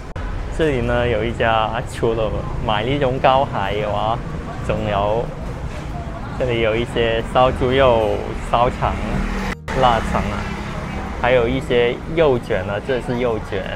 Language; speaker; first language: Chinese; non-native, local second language; Cantonese